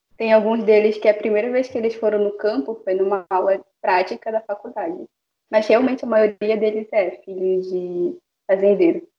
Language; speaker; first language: Portuguese; non-native, local second language; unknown